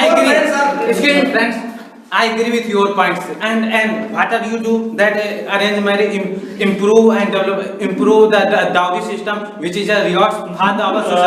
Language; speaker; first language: English; non-native, learner; Hindi